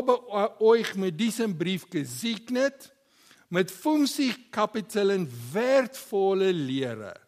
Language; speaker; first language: German; non-native, learner; Afrikaans